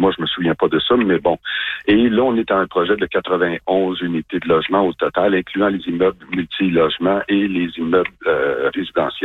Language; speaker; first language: French; native; French